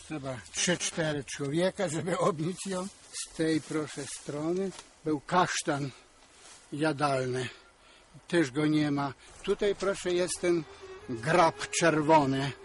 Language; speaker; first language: Polish; early bilingual, heritage; Polish